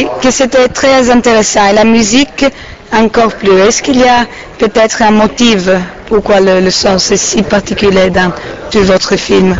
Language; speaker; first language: French; non-native, learner; Italian